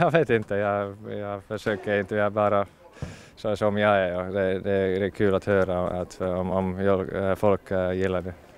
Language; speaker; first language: Swedish; non-native, fluent; Finnish